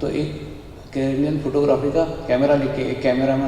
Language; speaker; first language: Hindi; native; Hindi